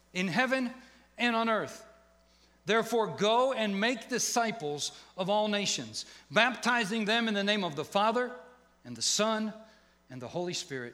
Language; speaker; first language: English; native; English